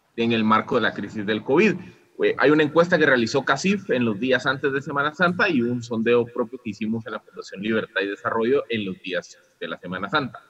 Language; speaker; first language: Spanish; non-native, fluent; Dutch